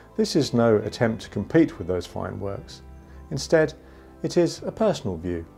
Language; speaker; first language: English; native; English